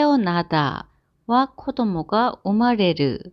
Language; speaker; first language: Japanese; non-native, fluent; Korean